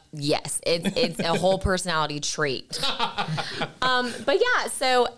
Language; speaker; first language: English; native; English